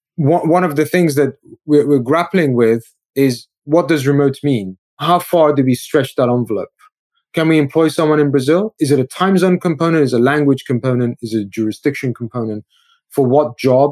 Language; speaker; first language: English; native; English